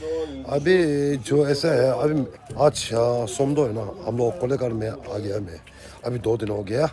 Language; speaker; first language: Hindi; non-native, local second language; Tibetan